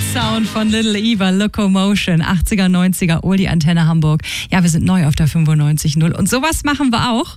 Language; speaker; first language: German; native; German